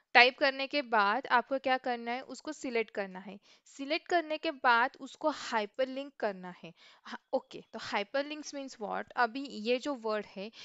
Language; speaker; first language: Hindi; non-native, local second language; Marathi